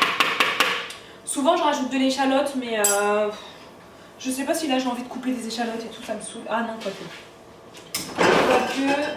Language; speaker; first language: French; native; French